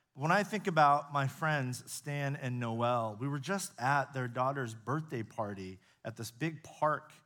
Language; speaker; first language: English; native; English